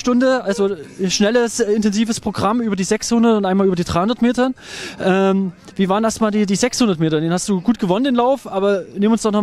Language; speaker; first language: German; native; German